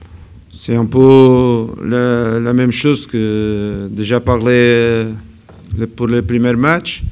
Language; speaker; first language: French; non-native, learner; Portuguese